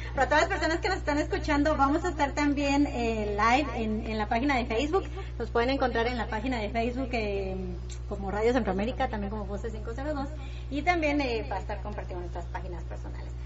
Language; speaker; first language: Spanish; native; Spanish